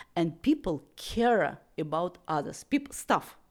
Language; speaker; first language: English; non-native, learner; Russian